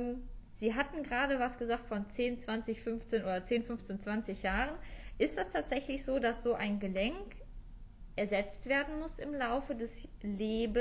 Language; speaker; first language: German; native; German